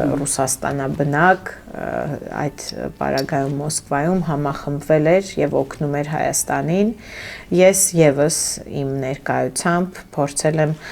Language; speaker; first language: Armenian; early bilingual, heritage; Armenian